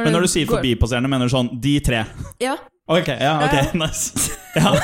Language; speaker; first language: Norwegian; native; Norwegian